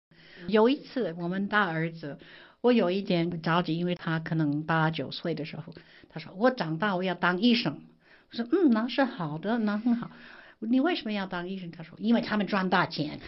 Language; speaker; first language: Chinese; non-native, fluent; English